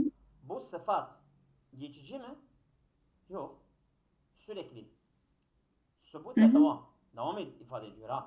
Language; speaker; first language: Turkish; native; Turkish